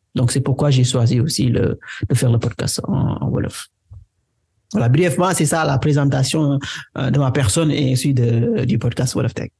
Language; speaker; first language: French; non-native, local second language; Wolof